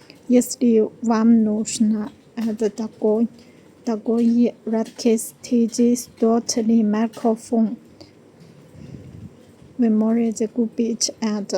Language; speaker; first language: Russian; non-native, learner; Chinese